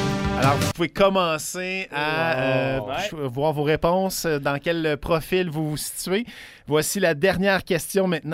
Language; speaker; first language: French; native; French